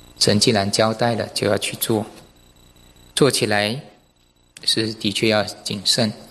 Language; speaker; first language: Chinese; native; Chinese